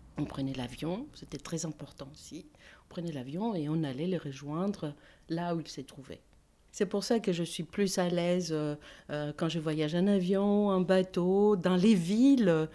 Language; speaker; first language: French; non-native, fluent; Greek